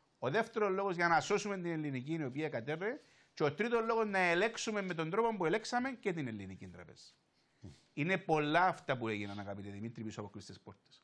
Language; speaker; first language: Greek; native; Greek